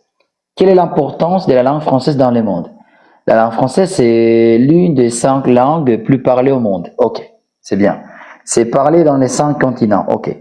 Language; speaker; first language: French; non-native, fluent; Spanish